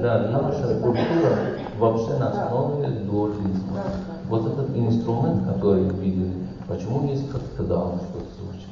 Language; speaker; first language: Russian; non-native, learner; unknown